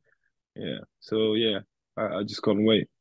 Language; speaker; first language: English; native; English